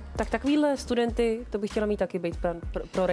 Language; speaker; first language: Czech; native; Czech